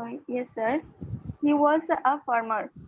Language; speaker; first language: English; non-native, learner; Bangla